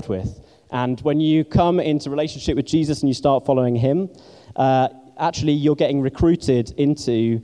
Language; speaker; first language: English; native; English